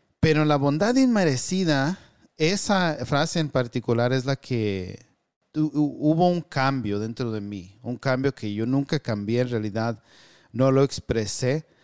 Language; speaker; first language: Spanish; early bilingual, heritage; Spanish